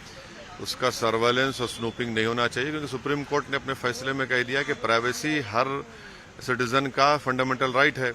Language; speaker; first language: Hindi; native; Hindi